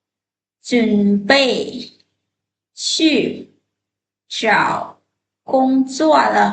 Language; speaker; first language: Chinese; non-native, fluent; Lao